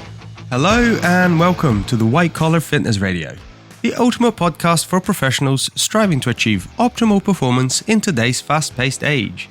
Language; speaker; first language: English; native; English